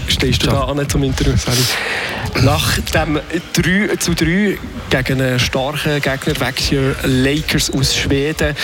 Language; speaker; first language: German; native; German